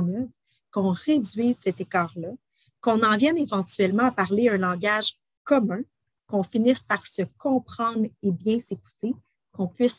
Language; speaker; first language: French; native; French